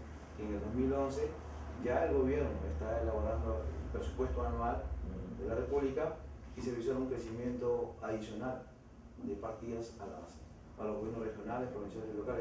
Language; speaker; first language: Spanish; native; Spanish